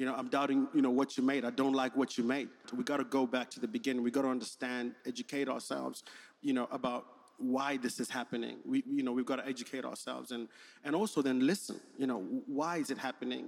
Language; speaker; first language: English; non-native, local second language; Shona